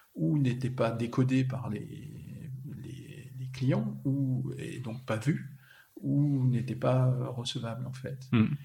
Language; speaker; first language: French; native; French